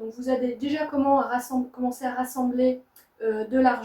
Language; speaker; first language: French; native; French